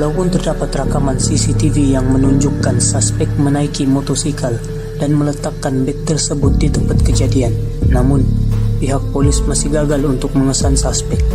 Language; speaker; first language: Malay; native; Malay